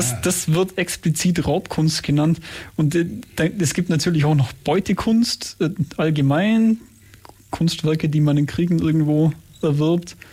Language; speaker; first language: German; native; German